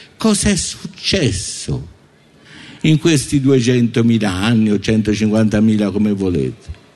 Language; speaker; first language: Italian; native; Italian